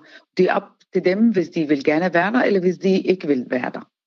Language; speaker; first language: Danish; non-native, fluent; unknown